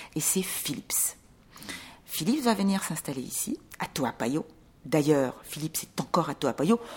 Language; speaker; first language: French; native; French